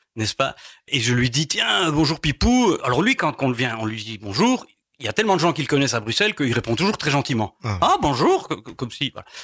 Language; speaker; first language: French; native; French